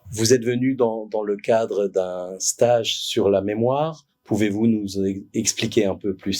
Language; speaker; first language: French; native; French